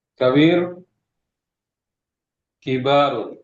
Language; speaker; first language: Arabic; non-native, learner; Indonesian